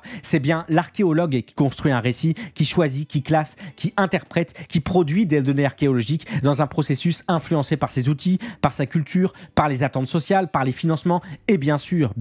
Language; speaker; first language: French; native; French